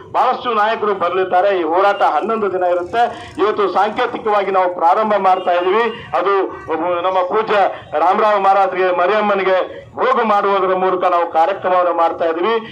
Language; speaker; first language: Kannada; non-native, local second language; Lambadi